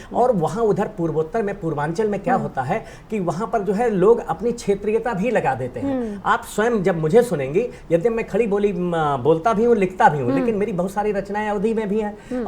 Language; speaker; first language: Hindi; native; Hindi